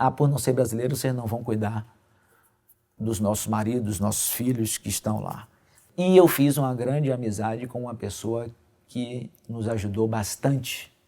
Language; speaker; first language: Portuguese; native; Portuguese